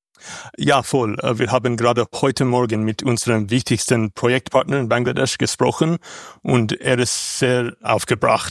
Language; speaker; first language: German; non-native, learner; English